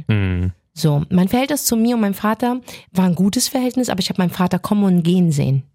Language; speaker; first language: German; early bilingual, other home language; Arabic